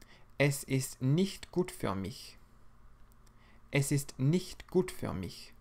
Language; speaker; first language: German; non-native, fluent; English